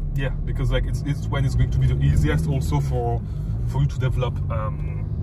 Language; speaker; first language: English; non-native, fluent; French